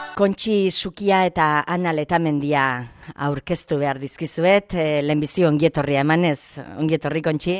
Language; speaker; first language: Basque; native; Basque